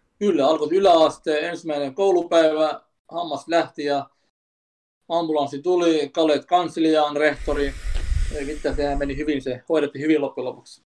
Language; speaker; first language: Finnish; early bilingual, other home language; Kurdish